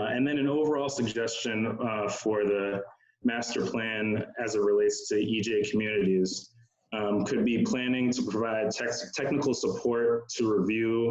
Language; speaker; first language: English; native; English